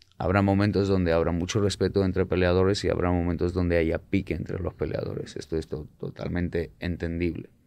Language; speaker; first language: Spanish; non-native, fluent; Georgian